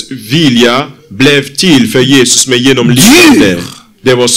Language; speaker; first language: Swedish; non-native, fluent; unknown